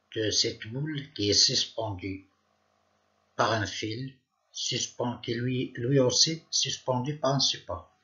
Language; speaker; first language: French; non-native, local second language; Arabic